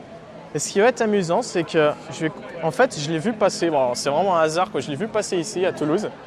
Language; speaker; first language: French; native; French